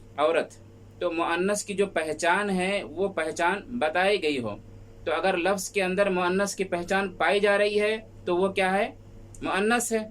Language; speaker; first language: Urdu; native; Urdu